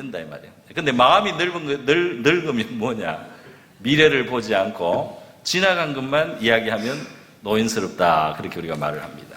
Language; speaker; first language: Korean; native; Korean